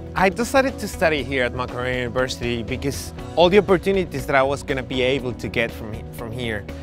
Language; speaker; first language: English; non-native, fluent; Spanish